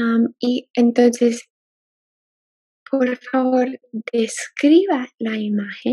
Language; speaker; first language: Spanish; non-native, fluent; English